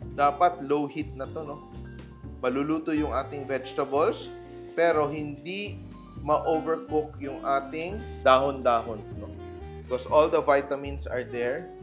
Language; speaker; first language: Filipino; non-native, local second language; Cebuano